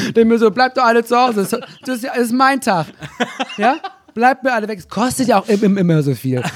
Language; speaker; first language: German; native; German